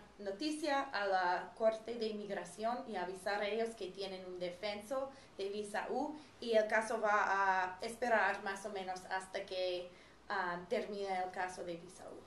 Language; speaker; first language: Spanish; non-native, fluent; English